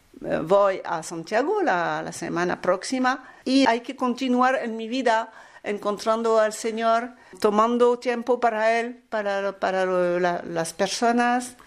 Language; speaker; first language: Spanish; non-native, learner; French